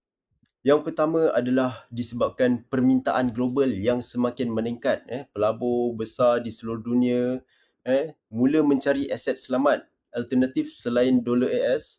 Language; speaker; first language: Malay; native; Malay